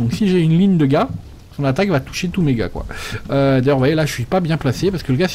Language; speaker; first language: French; native; French